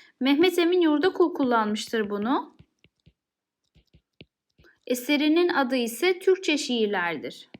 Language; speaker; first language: Turkish; native; Turkish